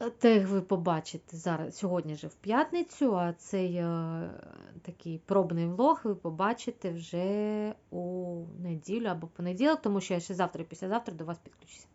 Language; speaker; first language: Ukrainian; non-native, local second language; Russian